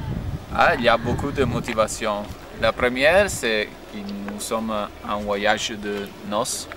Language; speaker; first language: French; non-native, fluent; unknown